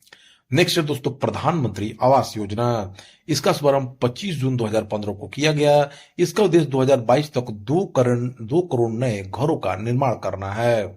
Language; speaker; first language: Hindi; native; Hindi